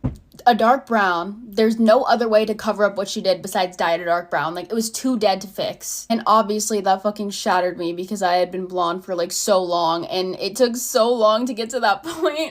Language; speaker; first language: English; native; English